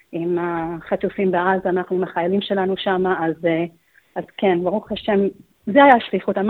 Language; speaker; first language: Hebrew; non-native, fluent; English